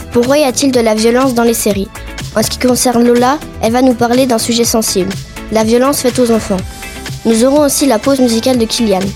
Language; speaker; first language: French; native; French